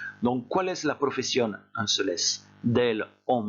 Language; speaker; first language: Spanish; non-native, fluent; French